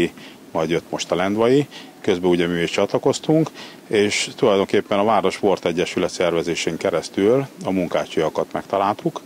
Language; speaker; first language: Hungarian; native; Hungarian